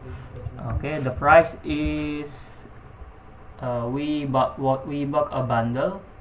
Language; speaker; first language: English; non-native, learner; Indonesian